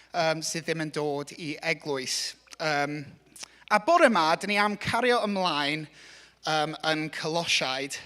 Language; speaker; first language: Welsh; non-native, local second language; English